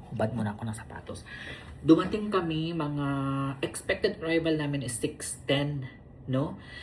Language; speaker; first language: Filipino; non-native, local second language; Cebuano